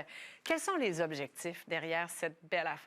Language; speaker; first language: French; native; French